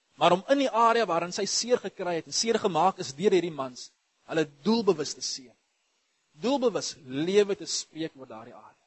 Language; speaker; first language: Afrikaans; native; Afrikaans